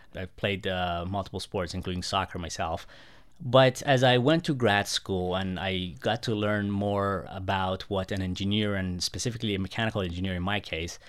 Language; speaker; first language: English; non-native, fluent; Persian